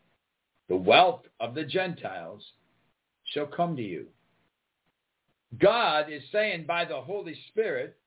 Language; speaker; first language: English; native; English